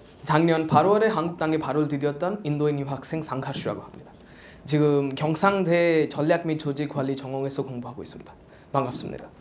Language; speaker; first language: Korean; non-native, fluent; Odia